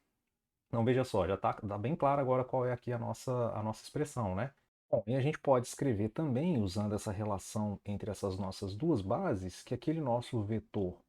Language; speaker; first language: Portuguese; native; Portuguese